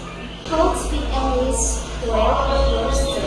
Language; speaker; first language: English; non-native, learner; Indonesian